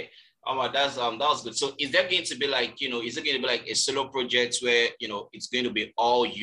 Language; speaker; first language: English; non-native, local second language; Yoruba